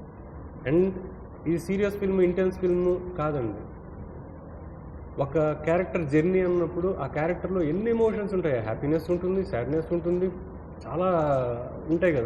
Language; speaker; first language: Telugu; native; Telugu